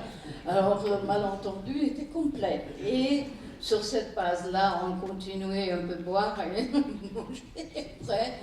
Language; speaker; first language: French; non-native, fluent; German